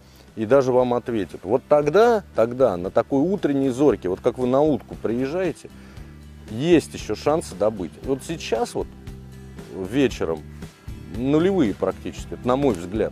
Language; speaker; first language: Russian; native; Russian